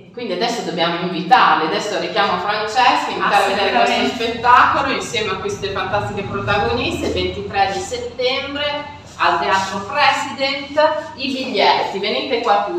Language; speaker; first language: Italian; native; Italian